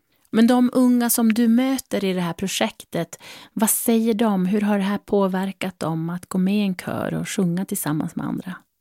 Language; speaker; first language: Swedish; native; Swedish